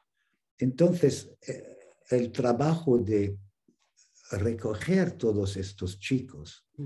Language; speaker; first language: Spanish; non-native, fluent; English